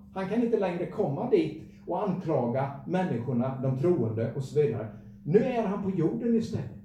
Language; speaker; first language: Swedish; native; Swedish